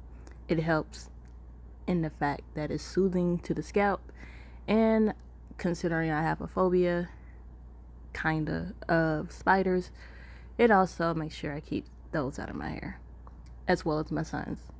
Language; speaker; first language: English; native; English